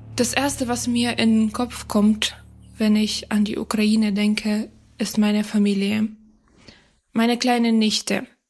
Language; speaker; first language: German; non-native, fluent; Ukrainian